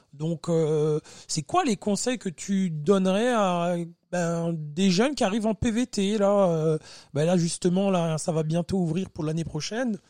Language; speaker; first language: French; native; French